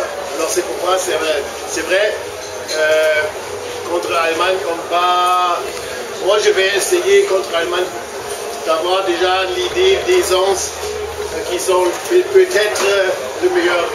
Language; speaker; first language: French; non-native, fluent; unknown